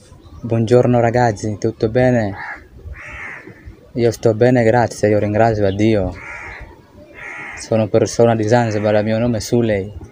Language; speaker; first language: Italian; non-native, learner; Swahili